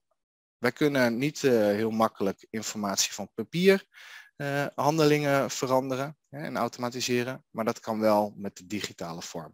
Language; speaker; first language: Dutch; native; Dutch